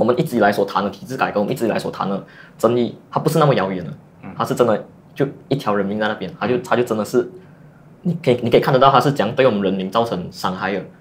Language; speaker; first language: Chinese; native; Chinese